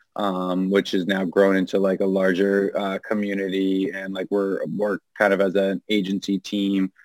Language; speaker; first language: English; native; English